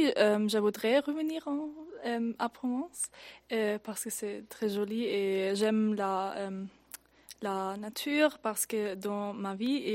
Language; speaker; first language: French; non-native, learner; German